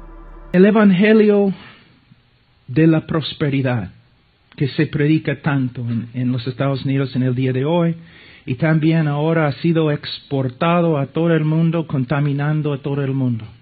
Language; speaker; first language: Spanish; non-native, fluent; English